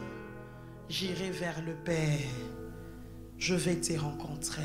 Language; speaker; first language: French; non-native, local second language; Lingala